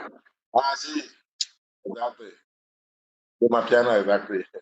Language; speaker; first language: Spanish; non-native, learner; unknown